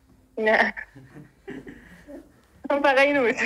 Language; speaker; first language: Persian; native; Persian